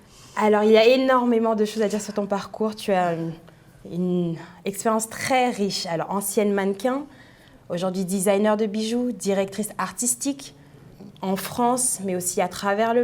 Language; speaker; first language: French; native; French